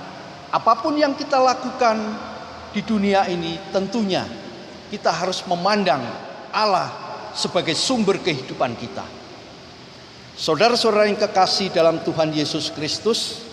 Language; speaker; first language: Indonesian; native; Indonesian